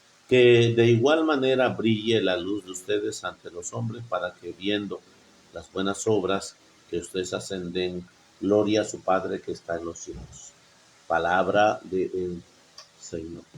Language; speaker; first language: Spanish; native; Spanish